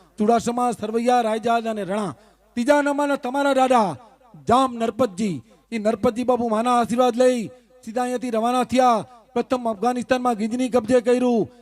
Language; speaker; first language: Gujarati; non-native, local second language; Kachhi